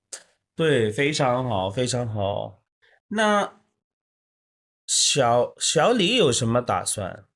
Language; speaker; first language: Chinese; non-native, fluent; Urdu